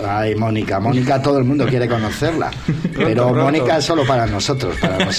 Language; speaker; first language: Spanish; native; Spanish